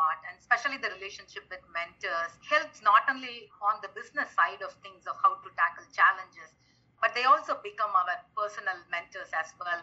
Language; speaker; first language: English; non-native, local second language; Tamil